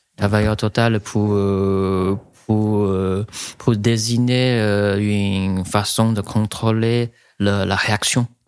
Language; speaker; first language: French; non-native, fluent; Chinese